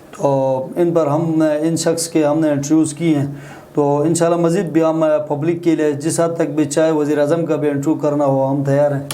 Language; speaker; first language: Urdu; non-native, local second language; Shina